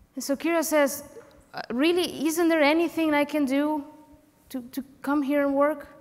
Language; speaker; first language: English; non-native, fluent; Spanish